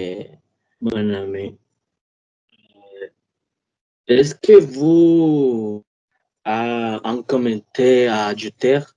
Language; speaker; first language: French; non-native, learner; Spanish